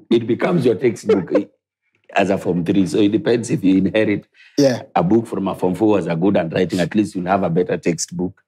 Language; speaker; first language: English; non-native, local second language; Luo (Kenya and Tanzania)